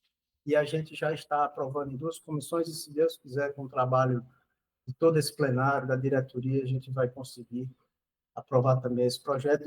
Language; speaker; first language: Portuguese; native; Portuguese